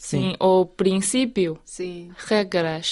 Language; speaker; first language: Portuguese; non-native, fluent; Chinese